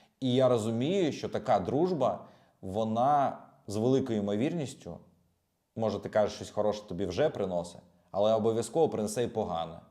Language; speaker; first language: Ukrainian; native; Ukrainian